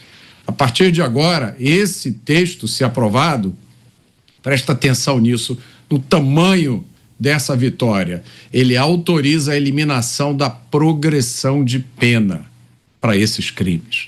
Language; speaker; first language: Portuguese; native; Portuguese